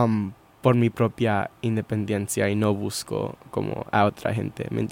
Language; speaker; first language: Spanish; early bilingual, heritage; Spanish